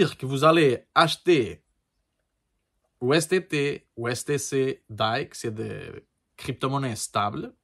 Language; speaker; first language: French; non-native, learner; Portuguese